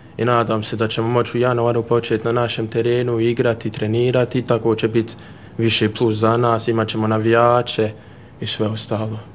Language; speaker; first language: Croatian; early bilingual, heritage; Bosnian